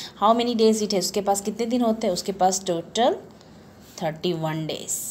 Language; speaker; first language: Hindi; non-native, local second language; Gujarati